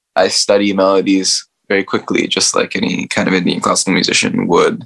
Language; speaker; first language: English; native; English